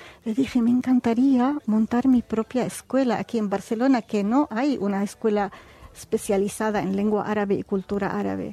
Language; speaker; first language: Spanish; non-native, fluent; Arabic